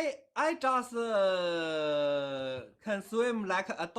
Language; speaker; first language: English; non-native, learner; Chinese